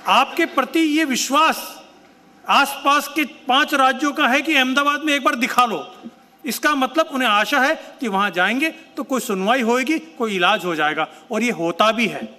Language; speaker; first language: Hindi; native; Hindi